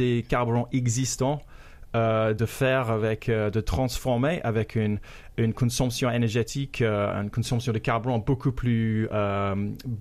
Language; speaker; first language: French; non-native, fluent; English